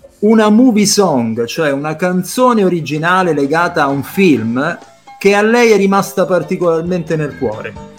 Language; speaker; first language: Italian; native; Italian